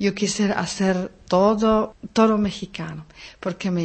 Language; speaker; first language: Spanish; non-native, fluent; Czech